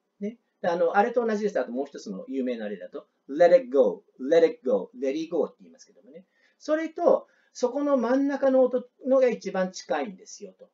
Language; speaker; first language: Japanese; native; Japanese